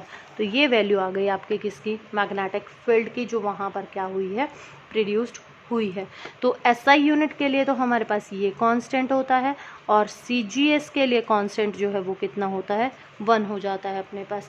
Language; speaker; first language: Hindi; native; Hindi